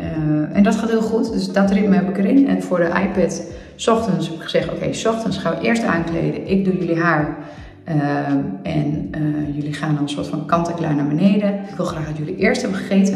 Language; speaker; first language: Dutch; native; Dutch